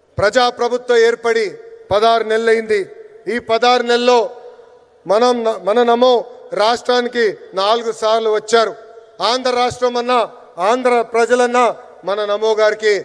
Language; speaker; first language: Telugu; native; Telugu